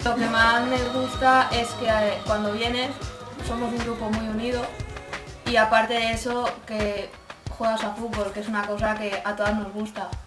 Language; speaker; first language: Spanish; native; Spanish